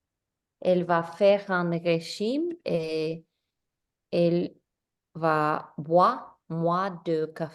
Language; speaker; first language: French; non-native, learner; Spanish